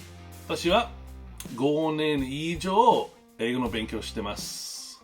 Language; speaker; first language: Japanese; non-native, learner; English